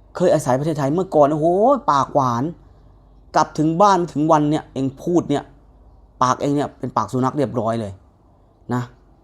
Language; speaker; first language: Thai; native; Thai